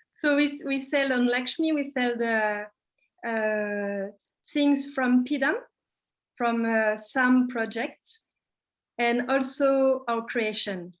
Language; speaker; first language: English; non-native, learner; French